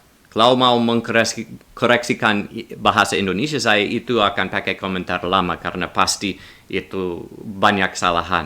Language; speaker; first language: Indonesian; non-native, learner; English